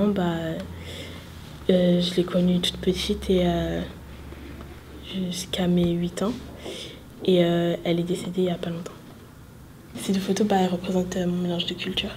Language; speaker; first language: French; native; French